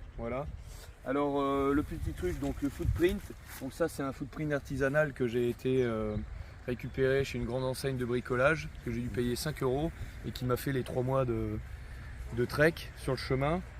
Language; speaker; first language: French; native; French